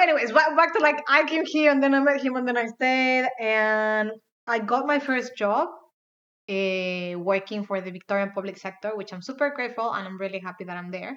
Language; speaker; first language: English; non-native, fluent; Spanish